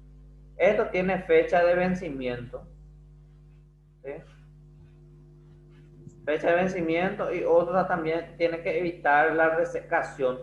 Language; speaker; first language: Spanish; non-native, fluent; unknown